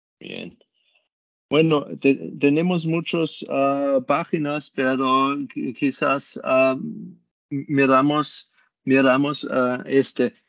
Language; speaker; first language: Spanish; non-native, learner; German